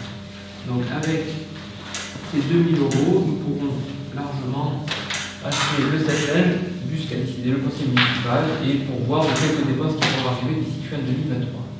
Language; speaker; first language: French; native; French